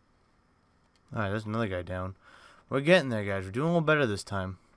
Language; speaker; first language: English; native; English